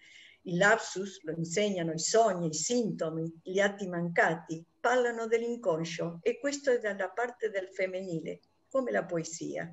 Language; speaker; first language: Italian; non-native, fluent; Spanish